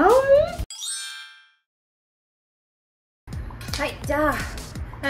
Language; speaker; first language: Japanese; native; Japanese